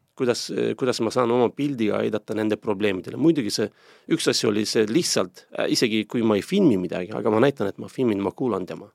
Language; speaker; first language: Estonian; non-native, fluent; Turkish